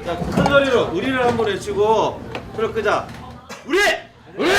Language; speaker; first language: Korean; native; Korean